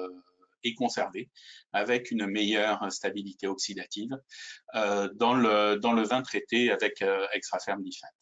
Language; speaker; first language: French; native; French